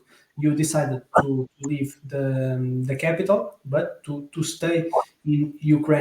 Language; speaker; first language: English; non-native, fluent; Portuguese